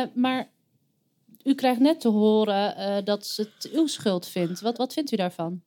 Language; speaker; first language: Dutch; native; Dutch